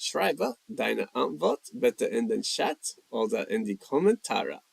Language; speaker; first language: German; non-native, fluent; English